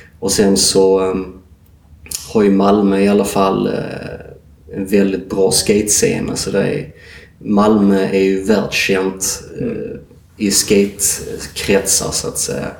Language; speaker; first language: Swedish; native; Swedish